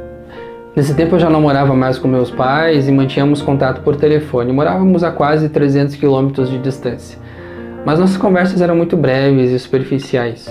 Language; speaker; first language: Portuguese; native; Portuguese